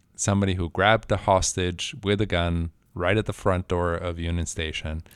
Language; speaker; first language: English; non-native, fluent; Spanish